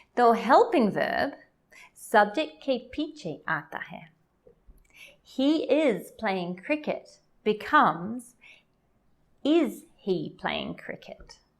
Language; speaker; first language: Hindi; non-native, learner; English